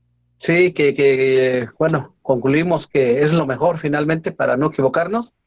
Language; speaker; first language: Spanish; native; Spanish